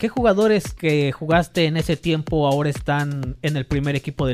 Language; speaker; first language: Spanish; native; Spanish